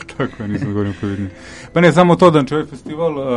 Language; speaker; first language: Serbian; native; Serbian